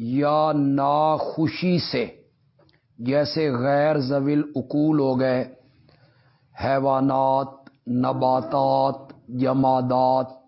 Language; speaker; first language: Urdu; non-native, local second language; Punjabi